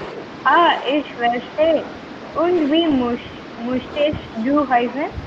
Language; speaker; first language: German; non-native, learner; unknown